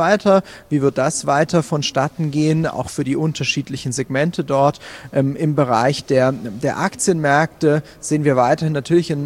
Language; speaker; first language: German; native; German